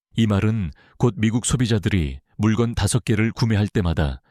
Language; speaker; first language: Korean; non-native, fluent; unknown